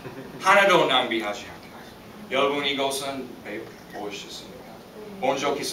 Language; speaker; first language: Korean; non-native, fluent; English